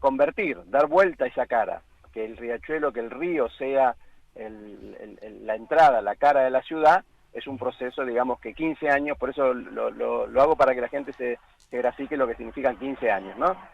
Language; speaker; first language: Spanish; native; Spanish